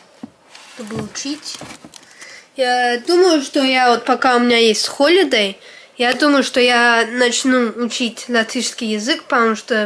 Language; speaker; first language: Russian; early bilingual, heritage; Russian